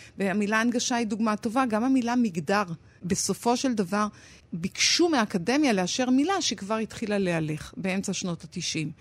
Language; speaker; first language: Hebrew; native; Hebrew